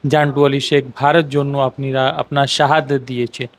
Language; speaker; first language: Bangla; non-native, local second language; Hindi